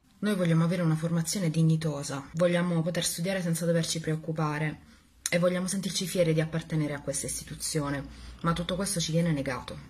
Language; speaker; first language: Italian; native; Italian